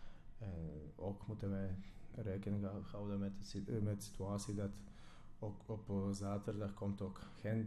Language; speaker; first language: Dutch; non-native, fluent; Croatian